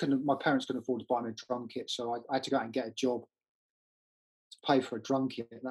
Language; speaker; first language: English; native; English